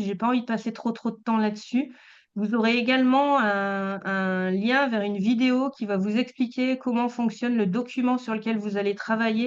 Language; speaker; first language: French; native; French